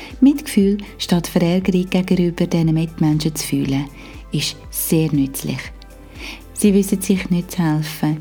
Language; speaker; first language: German; native; German